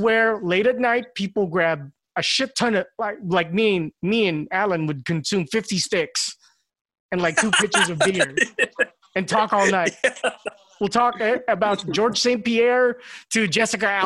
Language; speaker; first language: English; non-native, local second language; Filipino